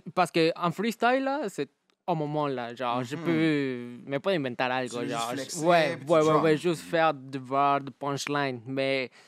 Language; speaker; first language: French; non-native, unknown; Spanish